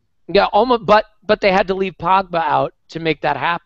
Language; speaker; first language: English; native; English